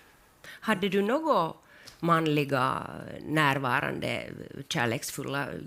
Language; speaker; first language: Swedish; native; Swedish